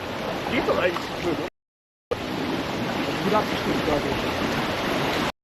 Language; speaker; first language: German; native; German